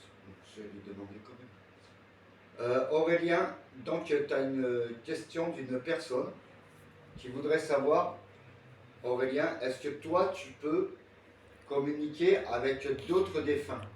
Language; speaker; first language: French; native; French